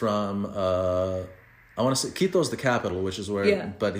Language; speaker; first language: English; early bilingual, other home language; Spanish